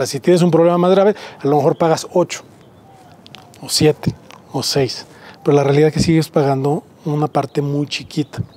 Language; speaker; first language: Spanish; native; Spanish